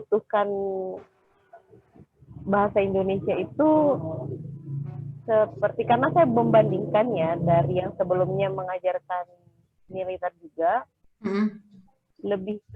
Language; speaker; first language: Indonesian; native; Indonesian